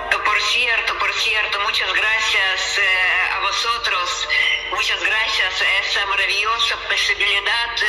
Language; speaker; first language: Spanish; non-native, learner; Russian